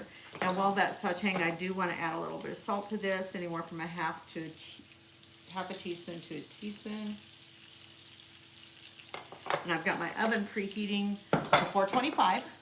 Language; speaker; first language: English; native; English